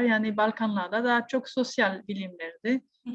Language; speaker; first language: Turkish; non-native, fluent; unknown